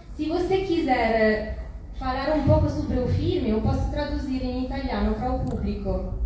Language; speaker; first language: Portuguese; non-native, learner; Italian